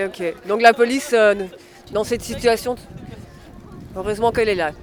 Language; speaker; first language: French; native; French